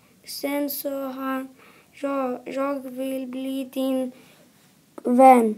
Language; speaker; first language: Swedish; non-native, local second language; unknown